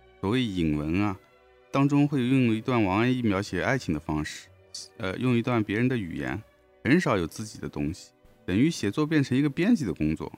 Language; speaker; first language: Chinese; native; Chinese